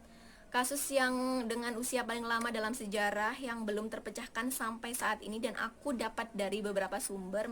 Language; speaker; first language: Indonesian; native; Indonesian